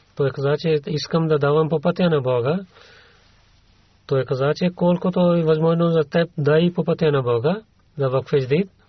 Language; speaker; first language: Bulgarian; non-native, learner; Urdu